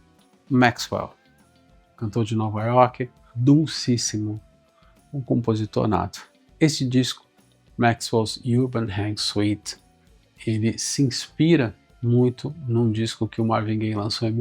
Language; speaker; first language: Portuguese; native; Portuguese